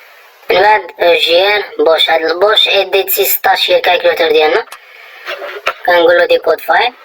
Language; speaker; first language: Arabic; native; Arabic